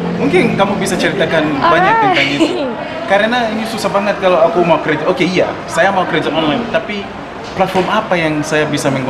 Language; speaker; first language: Indonesian; non-native, fluent; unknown